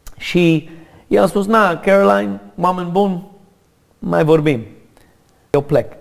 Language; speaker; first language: Romanian; non-native, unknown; English